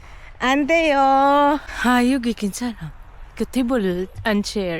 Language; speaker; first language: Korean; non-native, learner; Filipino